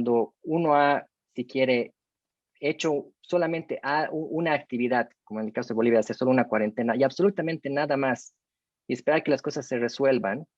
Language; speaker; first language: Spanish; native; Spanish